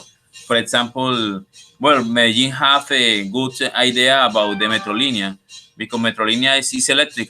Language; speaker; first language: English; non-native, learner; Spanish